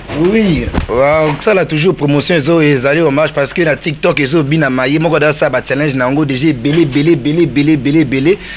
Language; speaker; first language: Lingala; native; Lingala